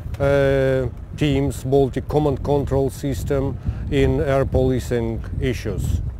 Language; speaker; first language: English; non-native, learner; Estonian